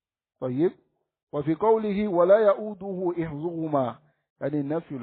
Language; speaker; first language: Arabic; non-native, fluent; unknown